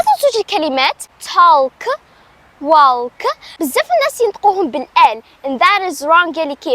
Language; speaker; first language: Arabic; native; Arabic